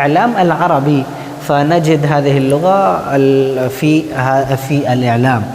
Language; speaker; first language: Arabic; non-native, fluent; Urdu